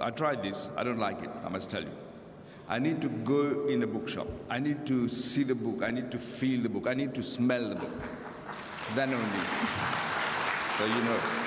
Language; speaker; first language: English; non-native, local second language; Morisyen